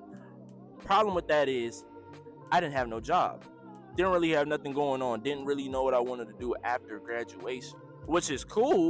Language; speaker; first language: English; native; English